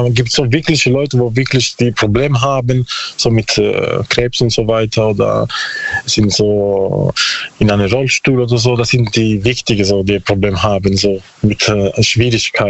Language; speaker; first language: German; non-native, learner; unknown